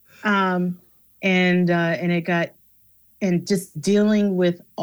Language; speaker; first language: English; native; English